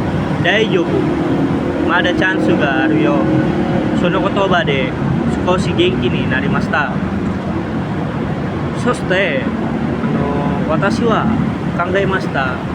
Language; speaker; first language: Japanese; non-native, learner; Indonesian